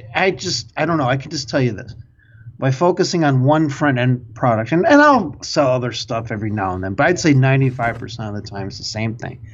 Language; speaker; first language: English; native; English